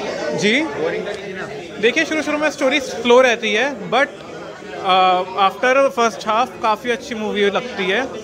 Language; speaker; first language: Hindi; native; Hindi